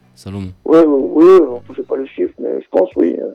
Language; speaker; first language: French; native; French